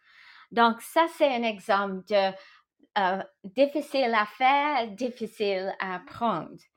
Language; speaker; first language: French; non-native, fluent; English